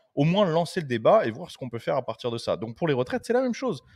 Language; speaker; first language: French; native; French